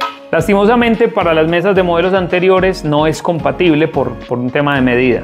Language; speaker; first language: Spanish; native; Spanish